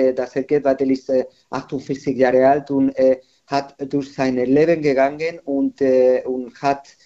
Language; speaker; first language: German; non-native, learner; Spanish